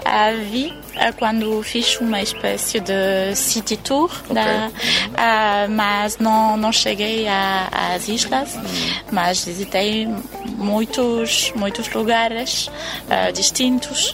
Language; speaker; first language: Portuguese; non-native, fluent; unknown